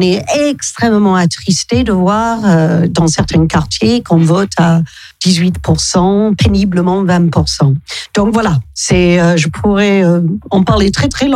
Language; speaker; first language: French; non-native, fluent; English